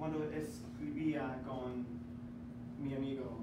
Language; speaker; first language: Spanish; non-native, learner; English